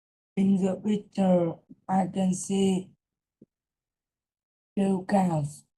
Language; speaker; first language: English; non-native, learner; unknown